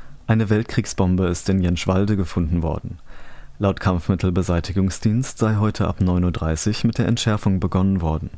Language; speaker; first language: German; native; German